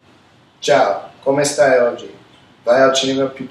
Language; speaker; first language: Italian; non-native, learner; English